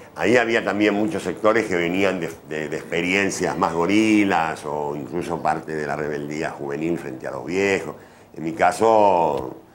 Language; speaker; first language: Spanish; native; Spanish